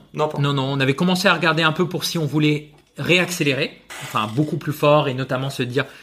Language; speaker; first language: French; non-native, fluent; Spanish